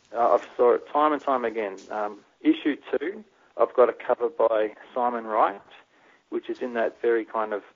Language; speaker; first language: English; native; English